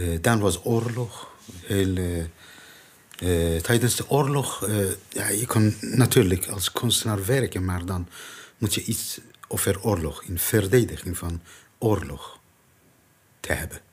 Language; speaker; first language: Dutch; non-native, learner; Persian